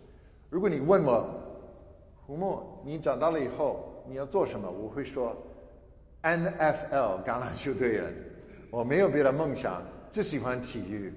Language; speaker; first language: Chinese; non-native, fluent; English